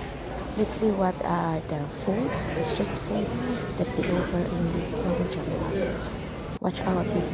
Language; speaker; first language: English; non-native, local second language; Filipino